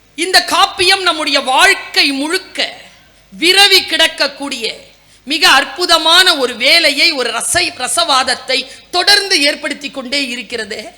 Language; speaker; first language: Tamil; non-native, local second language; Urdu